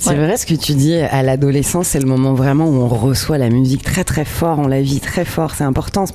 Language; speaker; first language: French; native; French